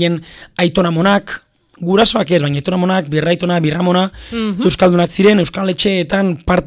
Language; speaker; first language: Basque; native; Basque